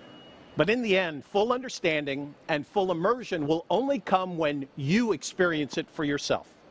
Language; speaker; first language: English; native; English